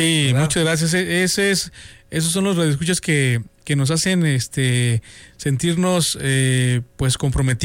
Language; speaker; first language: Spanish; native; Spanish